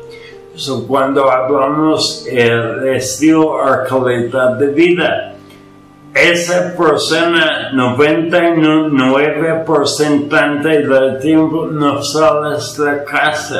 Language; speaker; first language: Spanish; non-native, fluent; English